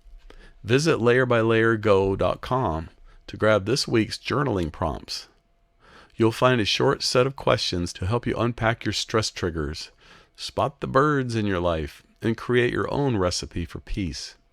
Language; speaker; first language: English; native; English